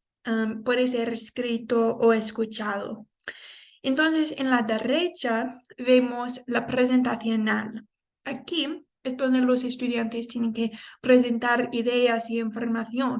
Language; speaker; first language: Spanish; non-native, fluent; English